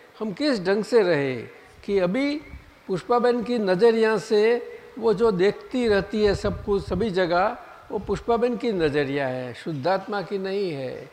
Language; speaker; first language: Hindi; non-native, local second language; Gujarati